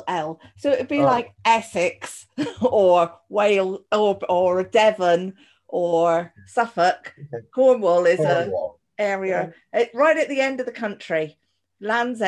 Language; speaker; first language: English; native; English